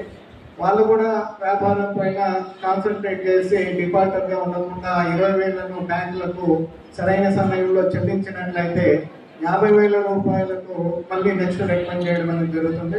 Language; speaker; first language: Telugu; native; Telugu